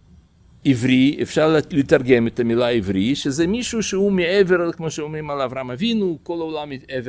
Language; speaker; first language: Hebrew; non-native, fluent; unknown